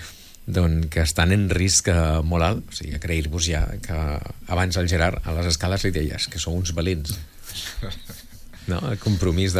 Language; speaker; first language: Catalan; native; Catalan